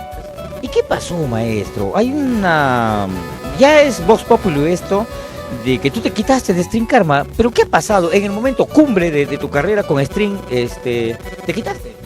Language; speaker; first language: Spanish; native; Spanish